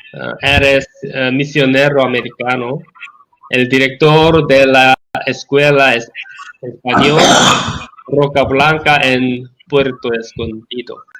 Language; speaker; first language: Spanish; non-native, learner; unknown